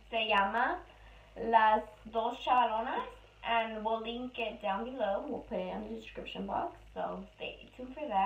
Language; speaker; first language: English; early bilingual, other home language; Spanish